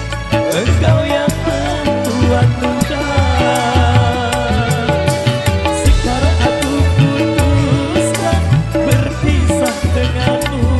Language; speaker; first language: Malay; non-native, local second language; Sasak